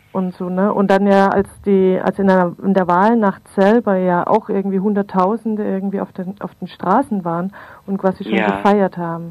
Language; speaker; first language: German; native; German